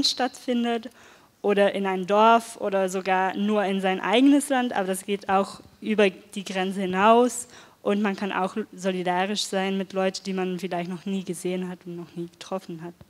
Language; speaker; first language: German; non-native, fluent; Dutch